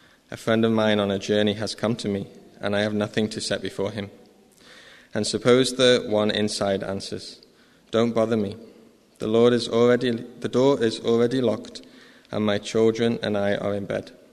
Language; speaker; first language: English; native; English